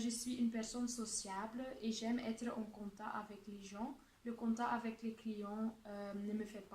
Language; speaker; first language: French; non-native, local second language; Dutch